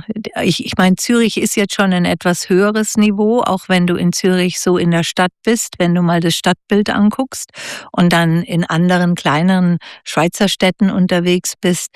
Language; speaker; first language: German; native; German